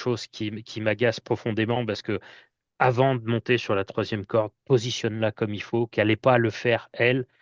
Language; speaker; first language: French; native; French